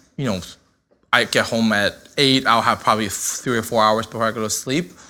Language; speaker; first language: English; non-native, fluent; Chinese